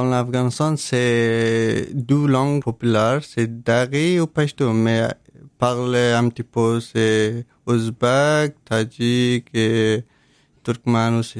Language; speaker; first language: French; non-native, learner; Persian